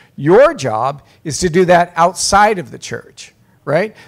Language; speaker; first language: English; native; English